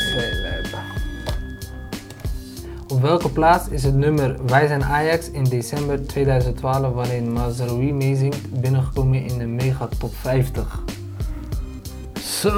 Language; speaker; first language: Dutch; early bilingual, other home language; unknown